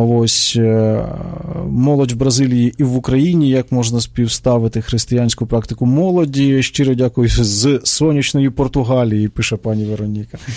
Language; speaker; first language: Ukrainian; native; Ukrainian